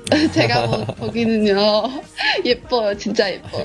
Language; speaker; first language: Korean; non-native, learner; Chinese